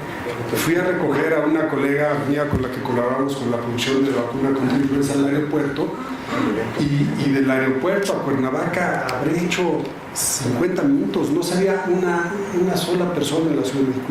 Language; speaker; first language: Spanish; native; Spanish